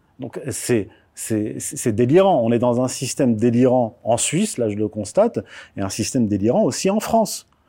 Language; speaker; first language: French; early bilingual, other home language; Berber languages